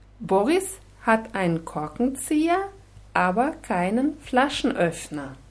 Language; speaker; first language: German; non-native, fluent; Russian